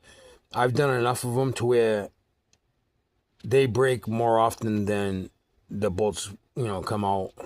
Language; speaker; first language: English; native; English